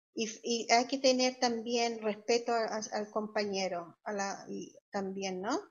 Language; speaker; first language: Spanish; native; Spanish